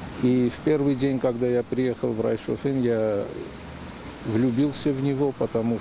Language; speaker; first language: Russian; non-native, fluent; Armenian